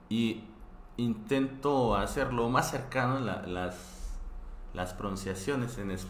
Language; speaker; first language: Spanish; non-native, fluent; Korean